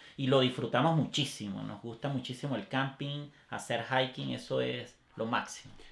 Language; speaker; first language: Spanish; native; Spanish